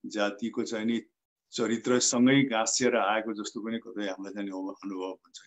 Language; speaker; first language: Nepali; native; Nepali